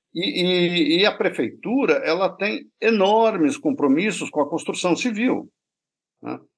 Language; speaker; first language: Portuguese; native; Portuguese